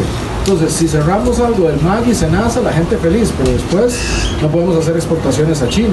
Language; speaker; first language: Spanish; native; Spanish